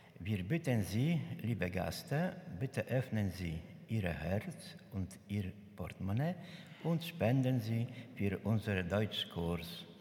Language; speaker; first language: German; non-native, learner; Polish